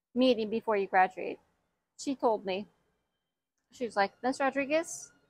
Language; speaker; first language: English; native; English